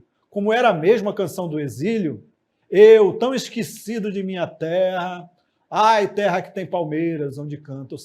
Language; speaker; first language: Portuguese; native; Portuguese